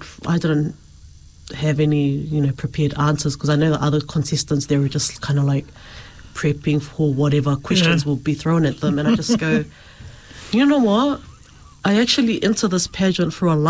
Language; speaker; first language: English; native; English